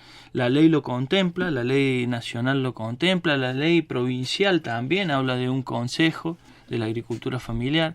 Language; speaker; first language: Spanish; native; Spanish